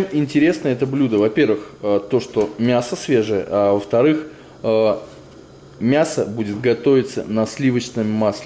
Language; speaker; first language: Russian; native; Russian